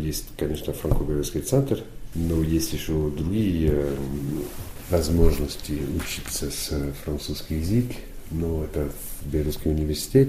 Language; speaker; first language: Russian; non-native, fluent; French